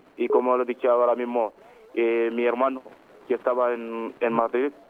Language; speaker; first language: Spanish; non-native, learner; Wolof